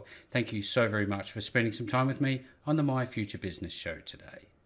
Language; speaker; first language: English; native; English